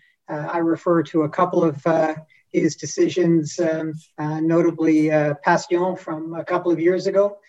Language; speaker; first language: English; native; English